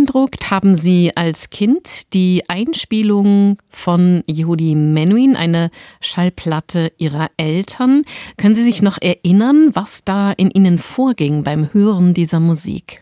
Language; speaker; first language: German; native; German